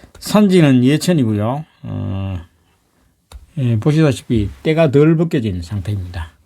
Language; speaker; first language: Korean; native; Korean